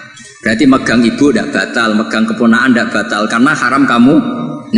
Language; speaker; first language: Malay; non-native, local second language; Javanese